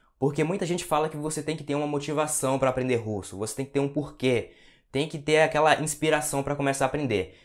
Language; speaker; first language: Portuguese; native; Portuguese